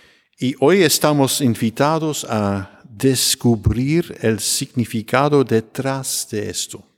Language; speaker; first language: Spanish; non-native, fluent; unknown